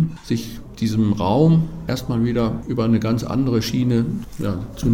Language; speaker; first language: German; native; German